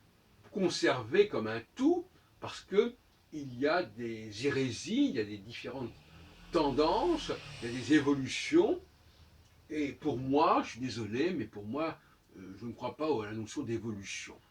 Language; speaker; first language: French; native; French